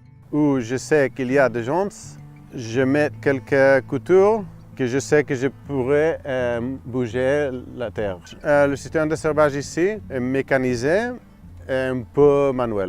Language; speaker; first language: French; non-native, fluent; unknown